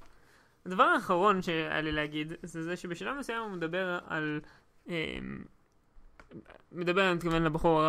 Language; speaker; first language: Hebrew; native; Hebrew